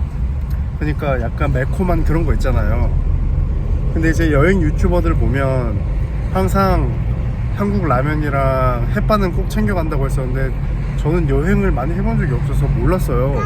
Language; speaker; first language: Korean; native; Korean